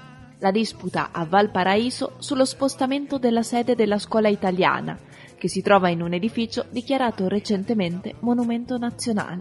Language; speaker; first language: Italian; native; Italian